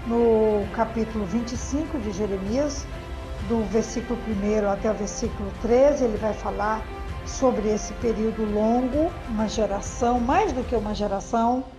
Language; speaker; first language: Portuguese; native; Portuguese